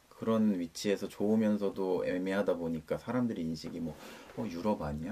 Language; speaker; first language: Korean; native; Korean